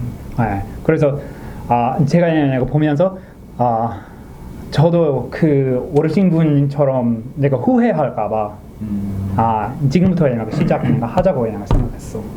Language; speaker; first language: Korean; non-native, learner; English